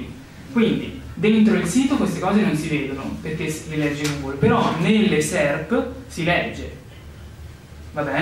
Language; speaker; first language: Italian; native; Italian